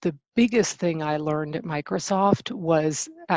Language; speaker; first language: English; native; English